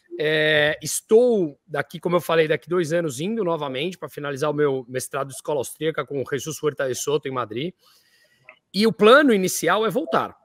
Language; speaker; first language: Portuguese; native; Portuguese